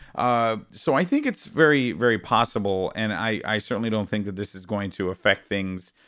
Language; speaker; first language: English; native; English